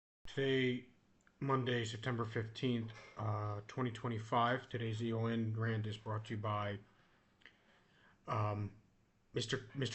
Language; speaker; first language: English; native; English